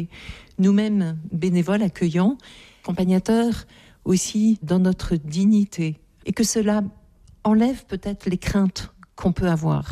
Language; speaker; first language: French; native; French